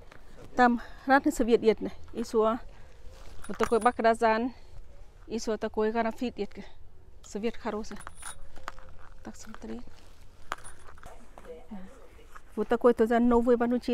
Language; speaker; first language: Russian; non-native, learner; Tajik